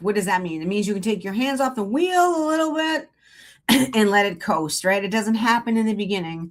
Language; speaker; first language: English; native; English